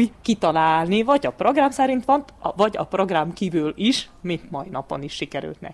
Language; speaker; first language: Hungarian; non-native, local second language; Ukrainian